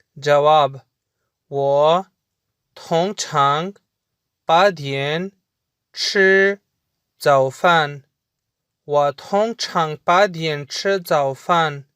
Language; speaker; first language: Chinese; non-native, fluent; Urdu